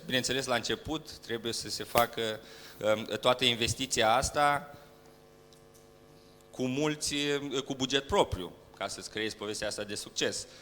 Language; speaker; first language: Romanian; native; Romanian